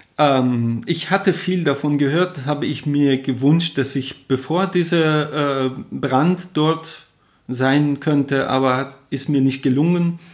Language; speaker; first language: German; non-native, fluent; Persian